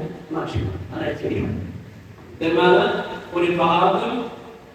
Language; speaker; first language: Arabic; native; Arabic